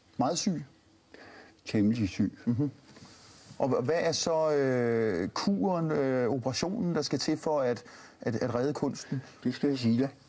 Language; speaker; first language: Danish; early bilingual, other home language; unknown